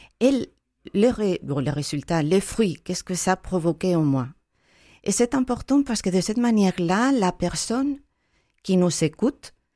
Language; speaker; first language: French; non-native, fluent; Spanish